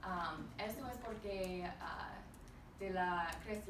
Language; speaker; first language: Spanish; non-native, learner; English